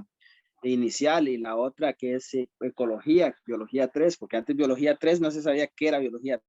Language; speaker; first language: Spanish; native; Spanish